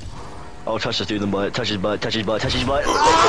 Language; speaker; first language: English; native; English